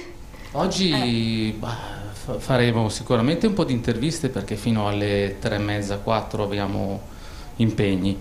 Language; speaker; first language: Italian; native; Italian